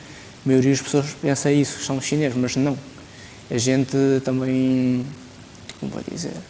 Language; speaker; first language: Portuguese; early bilingual, other home language; Chinese